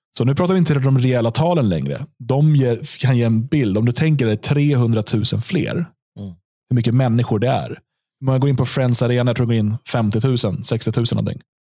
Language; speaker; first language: Swedish; native; Swedish